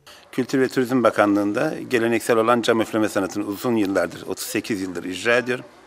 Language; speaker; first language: Turkish; native; Turkish